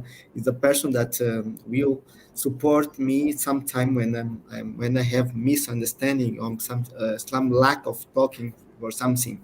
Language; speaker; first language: English; non-native, learner; Portuguese